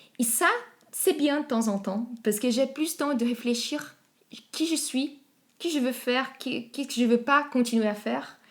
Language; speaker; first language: French; non-native, fluent; Portuguese